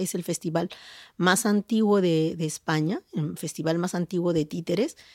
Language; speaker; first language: Spanish; native; Spanish